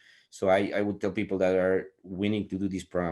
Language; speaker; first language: English; non-native, fluent; Spanish